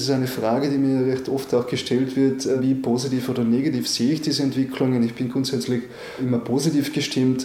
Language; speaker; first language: German; native; German